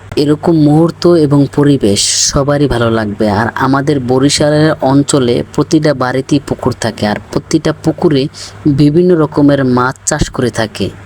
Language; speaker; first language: Bangla; native; Bangla